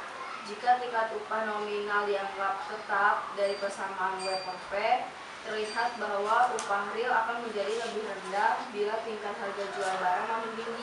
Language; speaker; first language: Indonesian; native; Indonesian